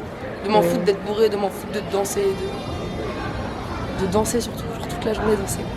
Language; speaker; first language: French; native; French